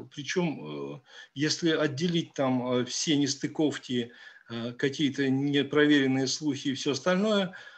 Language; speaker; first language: Russian; native; Russian